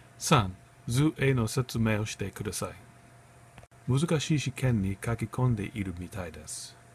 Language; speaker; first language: Japanese; non-native, learner; English